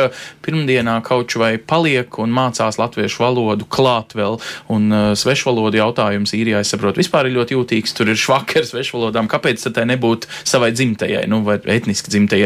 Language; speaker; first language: Latvian; native; Latvian